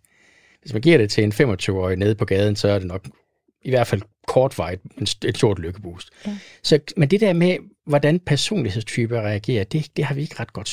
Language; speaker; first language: Danish; native; Danish